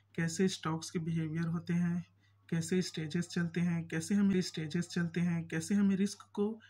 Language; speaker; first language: Hindi; native; Hindi